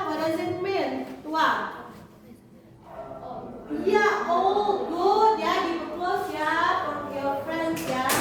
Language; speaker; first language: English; non-native, learner; Indonesian